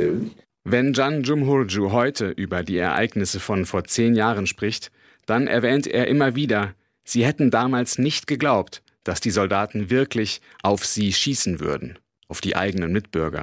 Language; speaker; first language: German; native; German